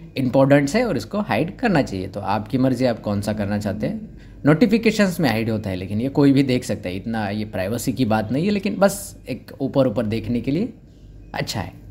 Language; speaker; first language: Hindi; non-native, local second language; Marathi